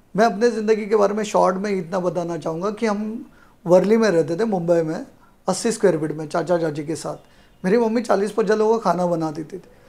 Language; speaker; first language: Hindi; non-native, local second language; Marathi